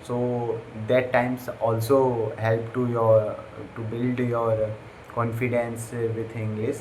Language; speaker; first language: English; non-native, learner; Hindi